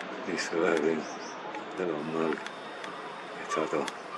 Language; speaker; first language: English; early bilingual, other home language; Spanish